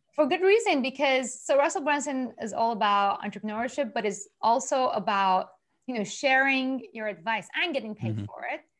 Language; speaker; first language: English; non-native, fluent; Persian